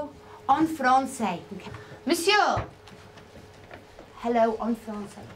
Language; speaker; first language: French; non-native, learner; English